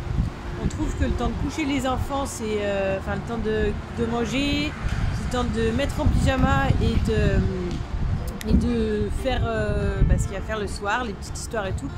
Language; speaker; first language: French; native; French